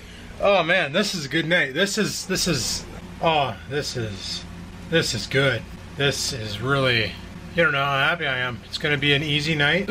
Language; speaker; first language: English; native; English